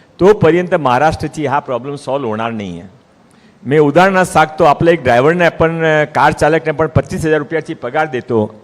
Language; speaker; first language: Marathi; non-native, local second language; Hindi